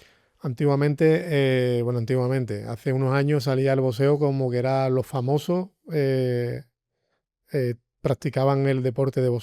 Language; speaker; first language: Spanish; native; Spanish